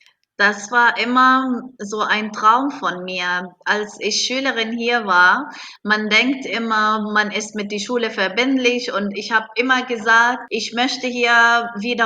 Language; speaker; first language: German; non-native, fluent; Arabic